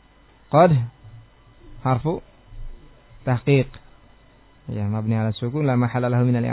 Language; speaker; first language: Arabic; non-native, fluent; Indonesian